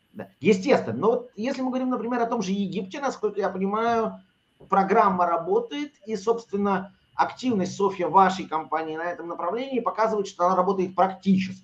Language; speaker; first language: Russian; native; Russian